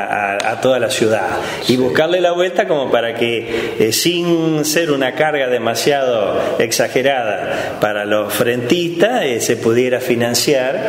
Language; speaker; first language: Spanish; native; Spanish